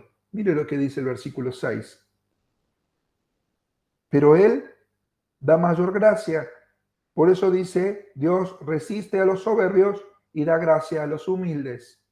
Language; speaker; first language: Spanish; native; Spanish